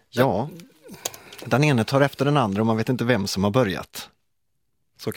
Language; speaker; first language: Swedish; native; Swedish